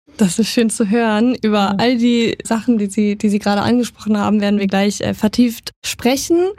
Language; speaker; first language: German; native; German